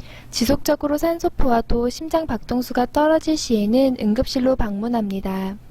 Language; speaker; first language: Korean; native; Korean